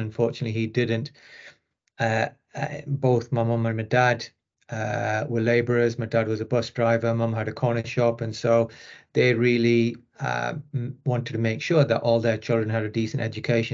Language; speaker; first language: English; native; English